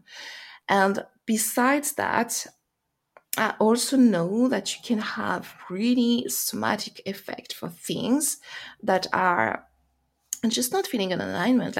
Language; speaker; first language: English; non-native, fluent; French